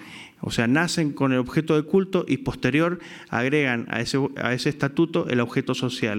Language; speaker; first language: Spanish; native; Spanish